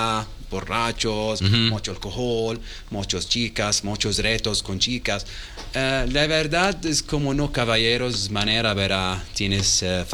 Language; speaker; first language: Spanish; non-native, learner; Arabic